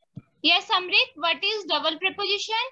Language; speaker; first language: English; non-native, local second language; Hindi